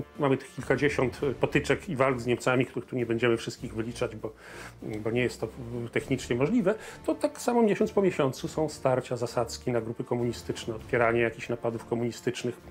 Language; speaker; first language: Polish; native; Polish